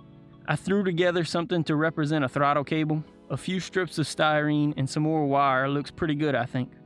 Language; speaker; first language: English; native; English